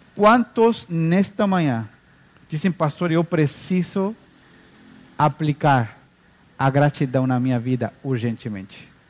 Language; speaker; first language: Portuguese; non-native, fluent; Spanish